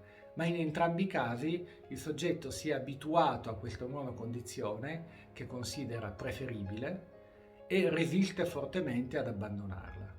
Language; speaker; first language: Italian; native; Italian